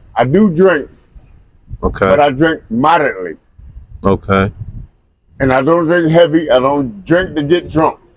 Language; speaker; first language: English; native; English